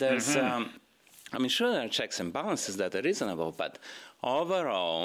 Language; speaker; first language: English; non-native, fluent; Bulgarian